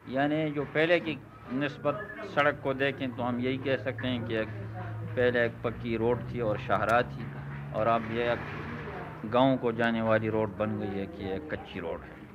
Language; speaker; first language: Urdu; non-native, local second language; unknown